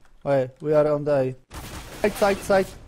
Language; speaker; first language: English; non-native, learner; Polish